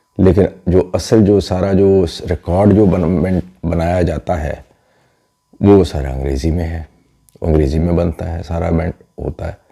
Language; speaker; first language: Urdu; non-native, local second language; Punjabi